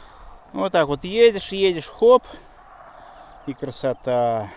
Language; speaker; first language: Russian; native; Russian